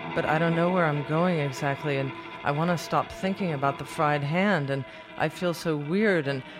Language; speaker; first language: English; native; English